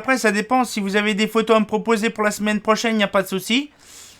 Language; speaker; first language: French; native; French